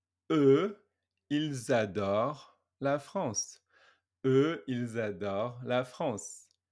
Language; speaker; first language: French; native; French